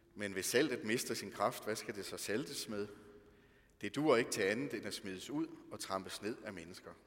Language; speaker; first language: Danish; native; Danish